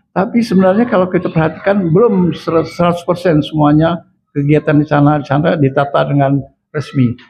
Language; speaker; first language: Indonesian; native; Indonesian